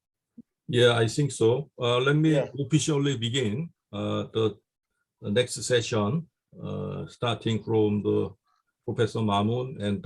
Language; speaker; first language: English; non-native, fluent; Korean